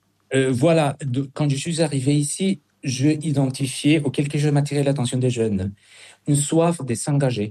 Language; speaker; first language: French; non-native, fluent; Spanish